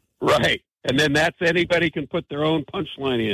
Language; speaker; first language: English; native; English